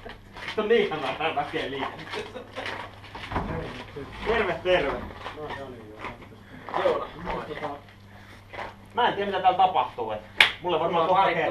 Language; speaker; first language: Finnish; native; Finnish